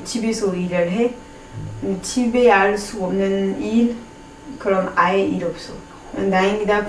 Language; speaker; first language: Korean; non-native, learner; French